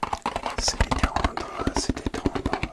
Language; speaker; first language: French; non-native, learner; English